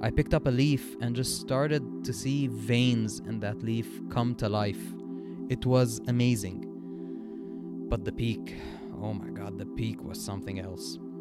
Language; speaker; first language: English; non-native, local second language; Arabic